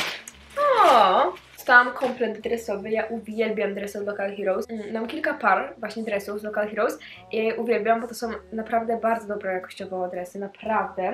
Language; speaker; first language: Polish; native; Polish